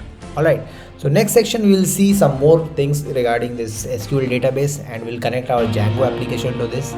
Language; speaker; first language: English; non-native, local second language; Hindi